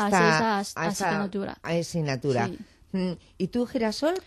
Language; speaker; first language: Spanish; native; Spanish